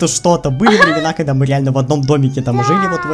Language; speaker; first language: Russian; native; Russian